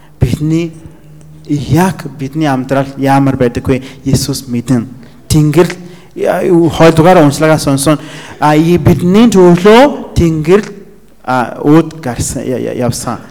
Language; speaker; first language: Mongolian; non-native, fluent; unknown